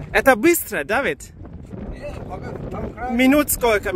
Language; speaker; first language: Russian; non-native, learner; German